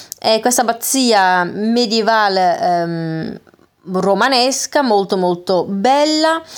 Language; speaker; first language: Italian; non-native, fluent; Dutch